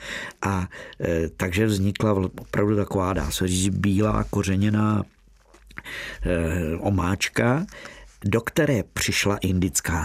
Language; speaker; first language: Czech; native; Czech